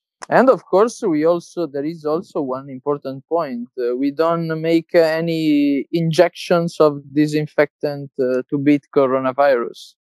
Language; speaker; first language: English; non-native, fluent; Italian